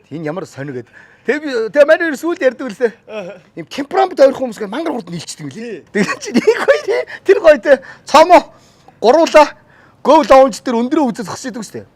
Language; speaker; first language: Mongolian; native; Mongolian